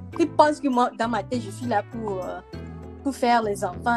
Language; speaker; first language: French; early bilingual, heritage; French